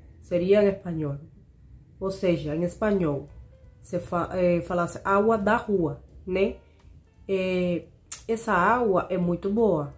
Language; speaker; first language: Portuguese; non-native, fluent; Spanish